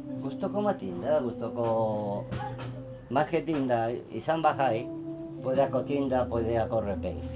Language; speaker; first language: Filipino; non-native, learner; Spanish